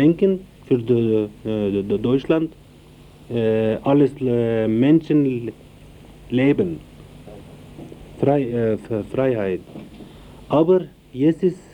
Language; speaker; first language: German; non-native, learner; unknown